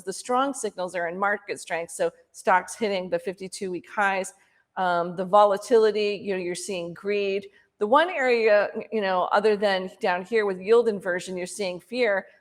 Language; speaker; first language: English; native; English